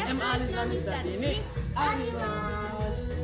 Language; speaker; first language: Japanese; non-native, learner; Indonesian